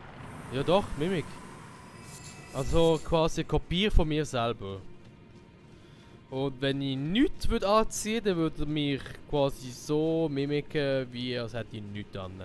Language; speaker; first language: German; native; German